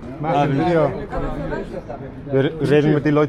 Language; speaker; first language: German; non-native, learner; English